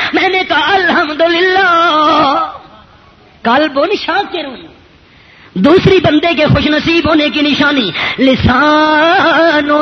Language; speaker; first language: Urdu; non-native, local second language; Punjabi